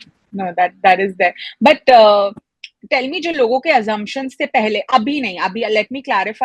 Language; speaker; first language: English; non-native, local second language; Hindi